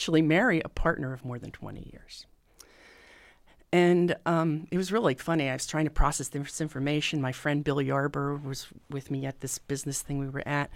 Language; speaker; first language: English; native; English